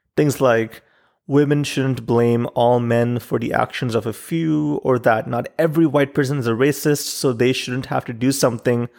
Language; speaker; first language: English; non-native, local second language; Urdu